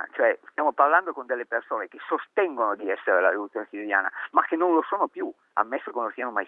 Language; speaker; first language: Italian; native; Italian